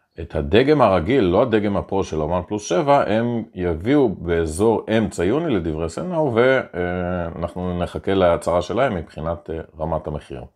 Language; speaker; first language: Hebrew; native; Hebrew